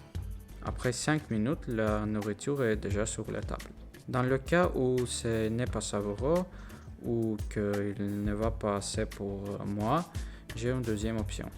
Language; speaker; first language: French; non-native, learner; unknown